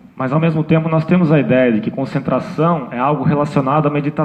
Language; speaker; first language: Portuguese; native; Portuguese